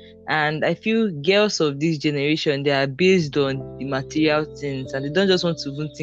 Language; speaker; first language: English; non-native, local second language; Igbo